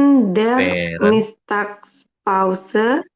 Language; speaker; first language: German; non-native, learner; Indonesian